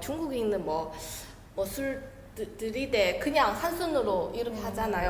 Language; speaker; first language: Korean; non-native, learner; Chinese